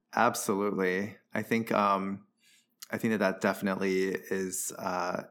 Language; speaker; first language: English; early bilingual, other home language; Chinese